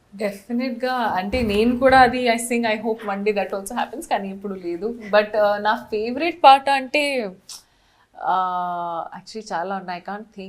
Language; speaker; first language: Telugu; non-native, learner; Hindi